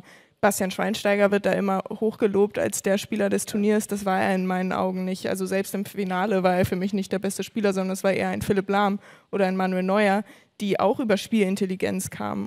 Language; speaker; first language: German; native; German